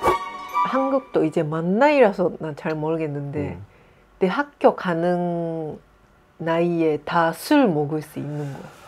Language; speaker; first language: Korean; non-native, fluent; Japanese